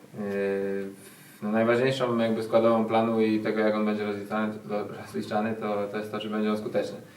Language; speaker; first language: Polish; native; Polish